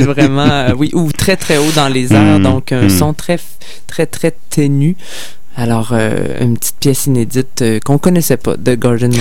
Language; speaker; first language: French; native; French